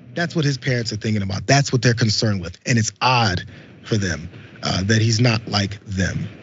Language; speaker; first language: English; native; English